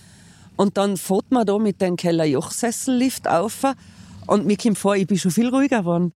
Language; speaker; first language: German; native; German